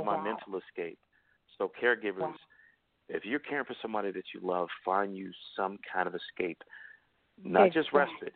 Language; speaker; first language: English; native; English